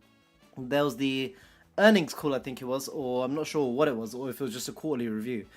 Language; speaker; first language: English; native; English